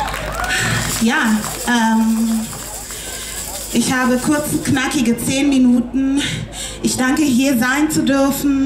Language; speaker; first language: German; non-native, fluent; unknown